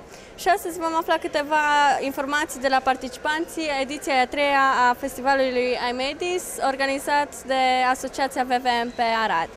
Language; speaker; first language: Romanian; native; Romanian